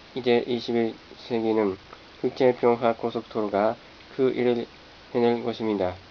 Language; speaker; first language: Korean; non-native, fluent; Japanese